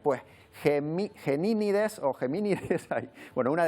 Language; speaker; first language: Spanish; native; Spanish